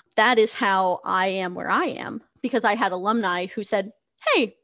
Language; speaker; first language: English; native; English